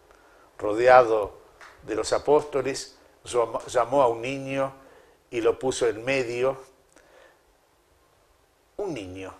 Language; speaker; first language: Spanish; native; Spanish